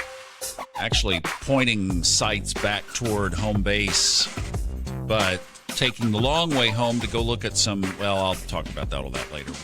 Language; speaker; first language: English; native; English